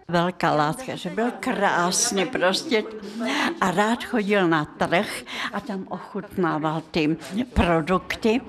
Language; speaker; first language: Czech; non-native, fluent; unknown